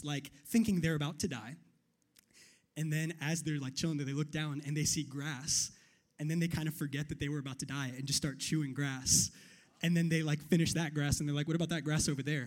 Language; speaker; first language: English; native; English